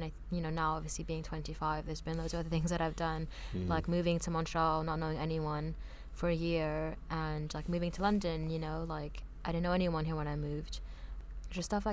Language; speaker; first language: English; early bilingual, other home language; Vietnamese